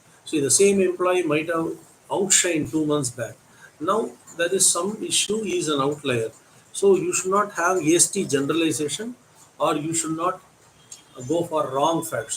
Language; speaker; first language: English; non-native, local second language; Tamil